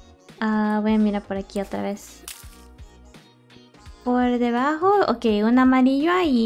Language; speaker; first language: Spanish; non-native, learner; English